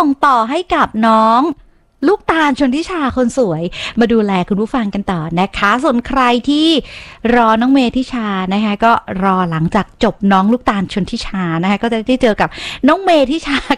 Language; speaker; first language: Thai; native; Thai